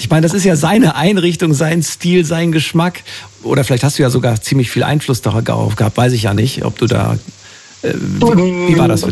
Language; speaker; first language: German; native; German